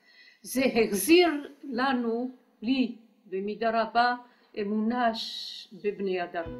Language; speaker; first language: Hebrew; non-native, fluent; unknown